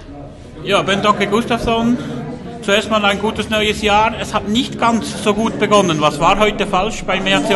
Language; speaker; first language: German; native; German